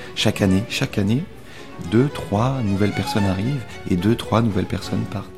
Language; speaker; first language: French; native; French